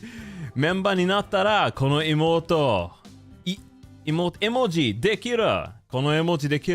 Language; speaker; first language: Japanese; non-native, learner; English